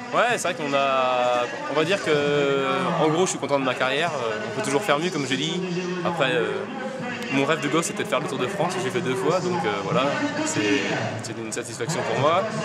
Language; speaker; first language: French; native; French